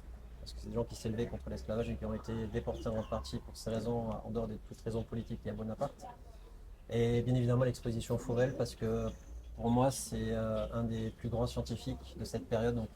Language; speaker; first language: French; native; French